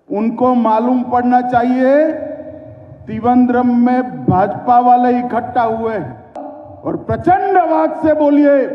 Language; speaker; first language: Hindi; non-native, local second language; Gujarati